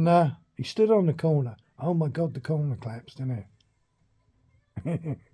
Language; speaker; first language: English; native; English